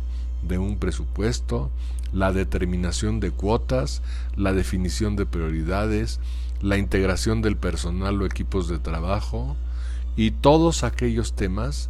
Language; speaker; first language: Spanish; native; Spanish